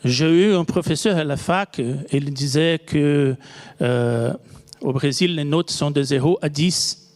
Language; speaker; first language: French; non-native, fluent; Portuguese